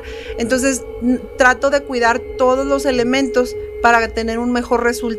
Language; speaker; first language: Spanish; native; Spanish